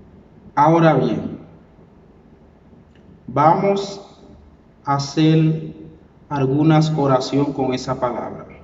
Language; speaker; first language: Spanish; non-native, learner; Haitian Creole